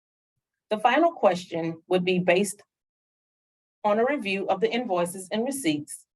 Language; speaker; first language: English; native; English